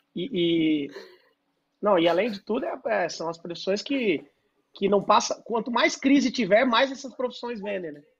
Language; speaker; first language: Portuguese; native; Portuguese